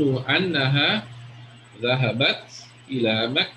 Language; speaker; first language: Arabic; non-native, fluent; English